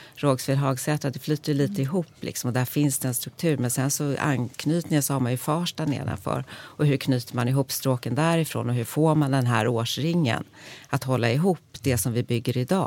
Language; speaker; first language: Swedish; native; Swedish